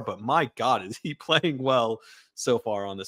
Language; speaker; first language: English; native; English